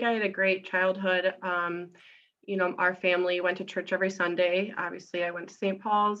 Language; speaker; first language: English; native; English